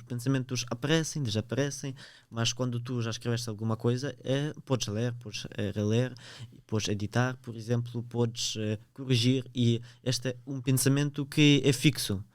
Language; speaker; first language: Portuguese; early bilingual, other home language; Ukrainian